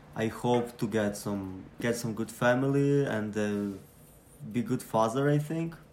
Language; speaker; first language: English; non-native, learner; Ukrainian